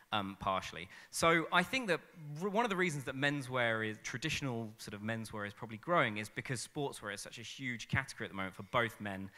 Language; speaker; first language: English; native; English